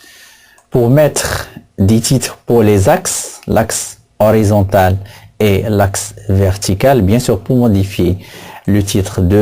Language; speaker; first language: French; non-native, local second language; Arabic